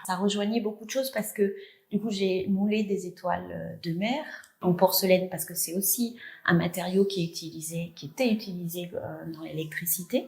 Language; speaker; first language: French; native; French